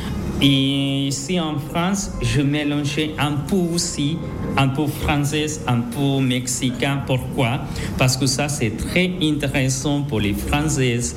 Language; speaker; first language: French; non-native, fluent; Spanish